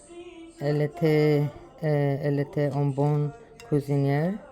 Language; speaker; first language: French; non-native, learner; Persian